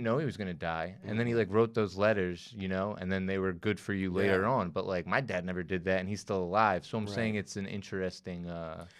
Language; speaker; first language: English; native; English